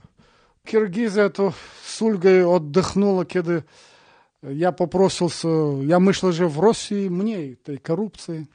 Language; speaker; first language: Polish; non-native, learner; Russian